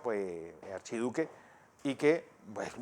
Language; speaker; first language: Spanish; native; Spanish